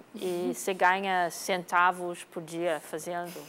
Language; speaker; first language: Portuguese; non-native, fluent; English